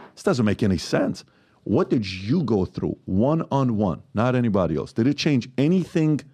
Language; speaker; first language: English; non-native, fluent; Persian